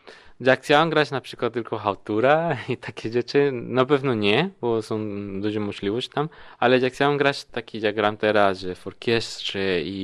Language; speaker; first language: Polish; non-native, learner; Spanish